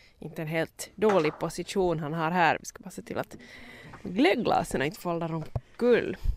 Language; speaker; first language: Swedish; native; Swedish